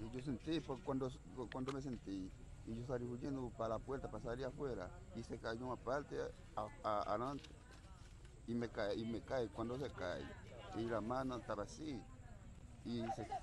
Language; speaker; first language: Spanish; non-native, fluent; Haitian Creole